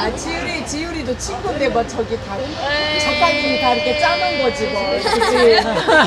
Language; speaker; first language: Korean; native; Korean